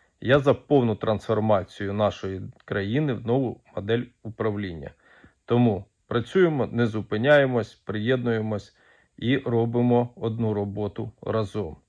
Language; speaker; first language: Ukrainian; native; Ukrainian